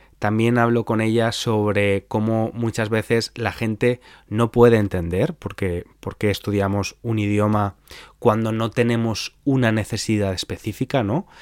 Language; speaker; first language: Spanish; native; Spanish